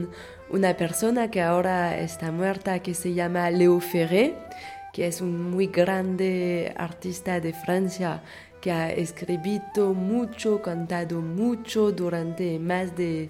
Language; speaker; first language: Spanish; non-native, fluent; French